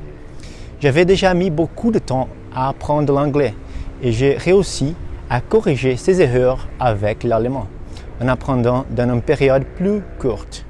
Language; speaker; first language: French; non-native, fluent; Portuguese